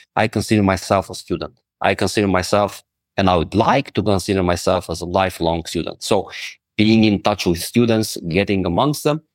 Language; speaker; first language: English; non-native, fluent; Albanian